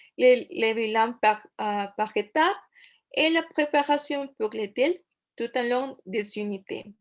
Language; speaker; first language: French; non-native, fluent; Spanish